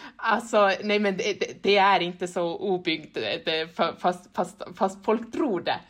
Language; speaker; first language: Swedish; non-native, fluent; Estonian